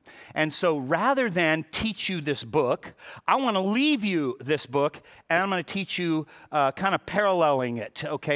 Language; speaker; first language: English; native; English